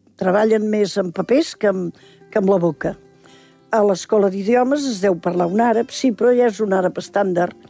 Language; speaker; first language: Catalan; native; Catalan